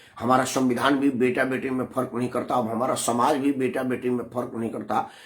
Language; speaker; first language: Hindi; native; Hindi